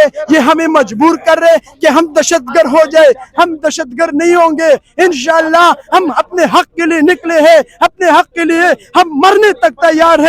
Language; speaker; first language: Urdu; non-native, local second language; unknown